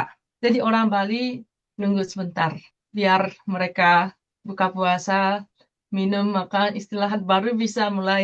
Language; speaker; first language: Indonesian; non-native, fluent; Japanese